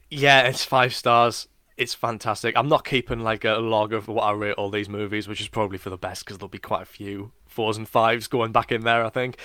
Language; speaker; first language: English; native; English